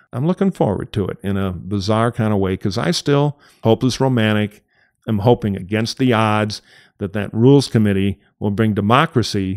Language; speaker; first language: English; native; English